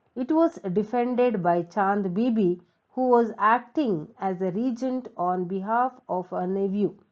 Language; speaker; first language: English; non-native, local second language; Kannada